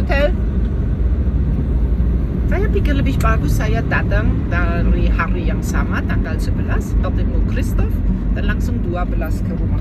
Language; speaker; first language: Indonesian; non-native, fluent; German